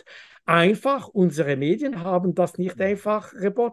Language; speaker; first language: German; non-native, fluent; French